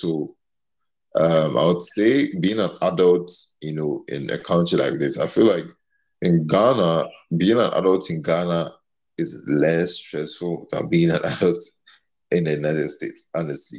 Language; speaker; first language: English; non-native, local second language; Akan